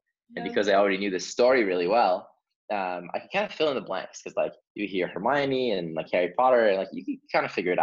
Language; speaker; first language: English; early bilingual, other home language; Hebrew